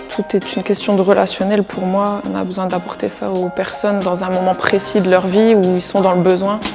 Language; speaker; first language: French; native; French